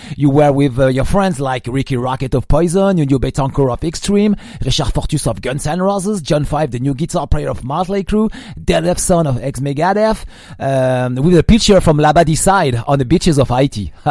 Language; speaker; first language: English; non-native, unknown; French